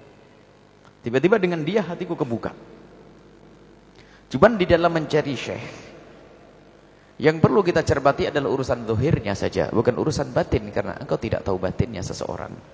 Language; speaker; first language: Indonesian; native; Indonesian